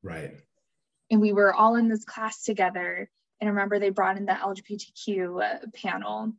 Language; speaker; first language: English; native; English